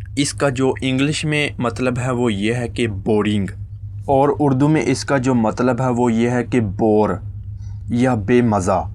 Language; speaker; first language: Urdu; native; Urdu